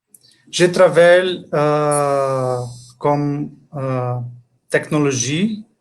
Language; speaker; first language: French; non-native, learner; Portuguese